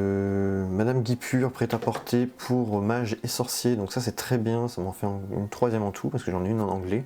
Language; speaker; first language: French; native; French